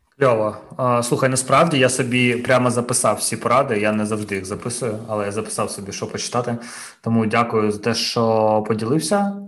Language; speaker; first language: Ukrainian; non-native, local second language; Russian